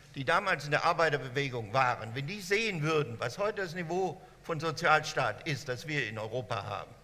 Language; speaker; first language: German; non-native, fluent; French